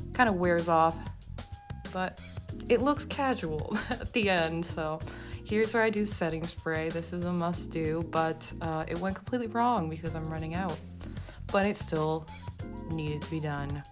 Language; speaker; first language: English; native; English